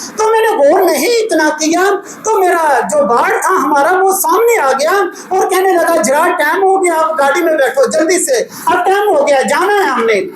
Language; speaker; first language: Urdu; non-native, local second language; Punjabi